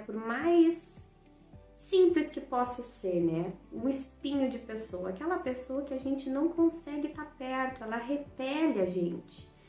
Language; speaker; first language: Portuguese; native; Portuguese